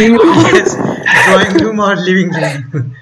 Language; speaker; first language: English; non-native, local second language; Hindi